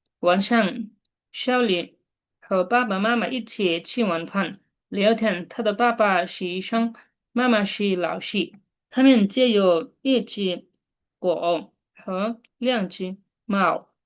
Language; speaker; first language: Chinese; non-native, fluent; Bangla